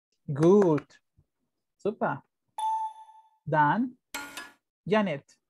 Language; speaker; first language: German; non-native, fluent; Spanish